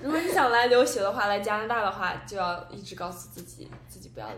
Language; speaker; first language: Chinese; native; Chinese